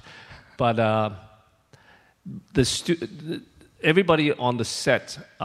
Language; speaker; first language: English; non-native, local second language; Cantonese